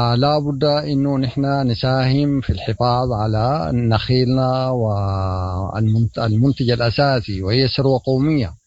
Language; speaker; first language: Arabic; native; Arabic